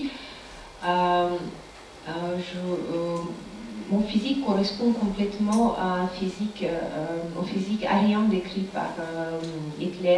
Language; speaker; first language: French; non-native, fluent; Russian